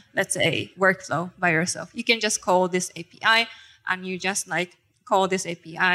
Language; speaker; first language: English; non-native, fluent; Japanese